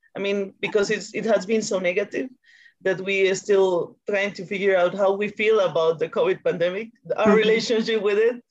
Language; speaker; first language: English; non-native, fluent; Spanish